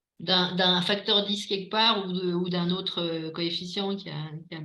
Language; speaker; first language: French; native; French